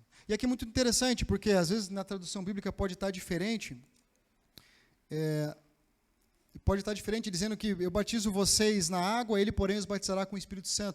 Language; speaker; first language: Portuguese; native; Portuguese